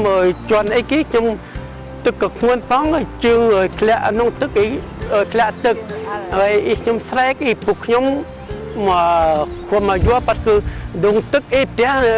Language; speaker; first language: Khmer; early bilingual, heritage; Khmer